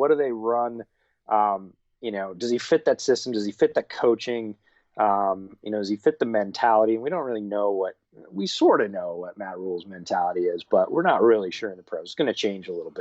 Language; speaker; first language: English; native; English